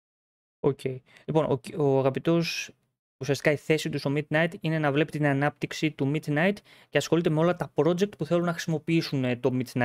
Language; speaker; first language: Greek; native; Greek